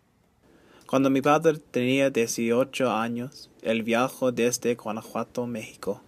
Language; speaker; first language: Spanish; early bilingual, heritage; Spanish